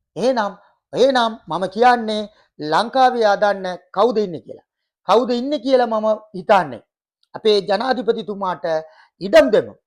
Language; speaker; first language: Sinhala; non-native, local second language; Tamil